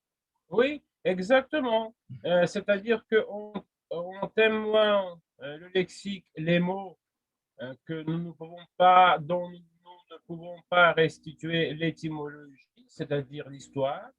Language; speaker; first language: French; non-native, fluent; Russian